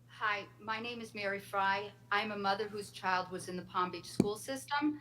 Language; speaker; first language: English; native; English